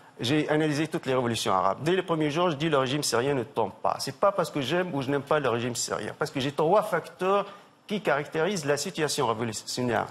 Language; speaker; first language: French; non-native, local second language; Arabic